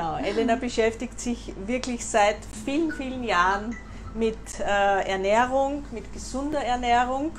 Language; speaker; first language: German; native; German